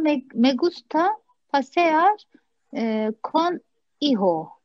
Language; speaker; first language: Spanish; non-native, learner; Turkish